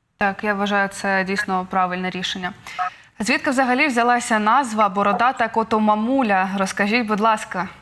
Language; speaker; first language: Ukrainian; native; Ukrainian